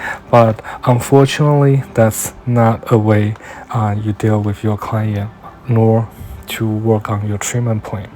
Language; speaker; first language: English; non-native, fluent; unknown